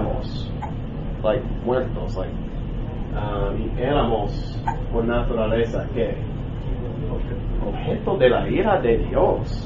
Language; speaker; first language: Spanish; non-native, learner; English